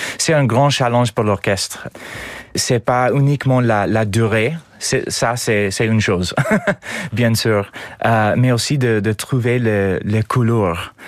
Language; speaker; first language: French; non-native, learner; English